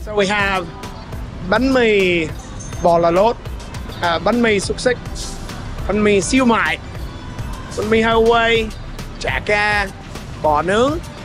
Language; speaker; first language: Vietnamese; non-native, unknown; English